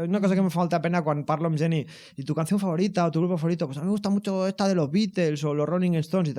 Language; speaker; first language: Spanish; non-native, local second language; Catalan